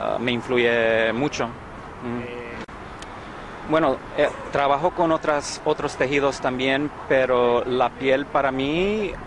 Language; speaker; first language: Spanish; early bilingual, heritage; English